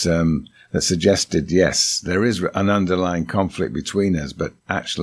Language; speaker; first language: English; native; English